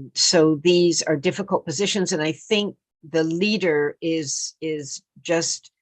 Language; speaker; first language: English; native; English